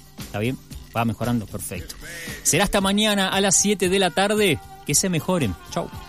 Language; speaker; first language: Spanish; native; Spanish